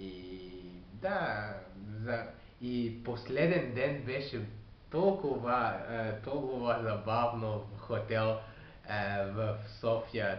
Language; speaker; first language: Bulgarian; non-native, learner; French